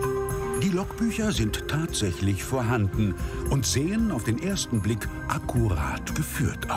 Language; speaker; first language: German; native; German